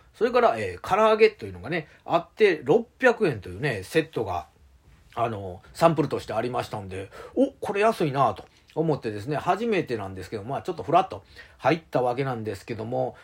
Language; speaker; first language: Japanese; native; Japanese